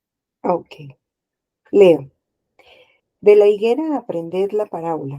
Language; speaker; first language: Spanish; native; Spanish